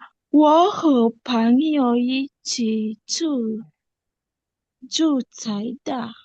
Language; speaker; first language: Chinese; non-native, learner; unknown